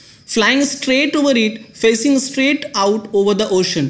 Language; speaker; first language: English; non-native, local second language; Hindi